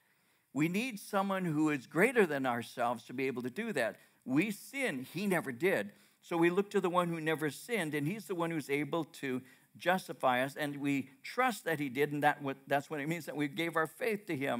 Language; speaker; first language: English; native; English